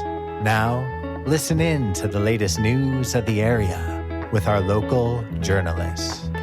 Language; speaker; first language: English; native; English